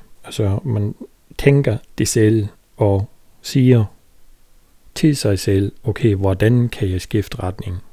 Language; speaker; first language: Danish; non-native, fluent; German